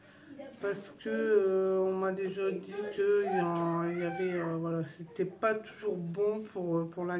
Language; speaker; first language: French; native; French